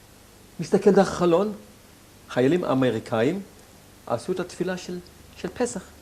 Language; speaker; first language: Hebrew; non-native, fluent; German